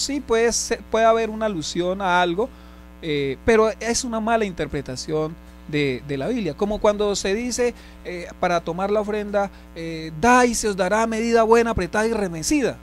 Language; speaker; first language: Spanish; native; Spanish